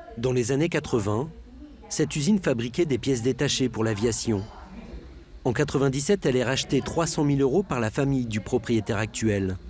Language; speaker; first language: French; native; French